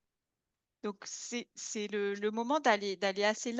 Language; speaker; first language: French; native; French